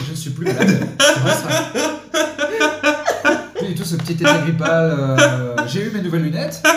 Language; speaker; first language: French; native; French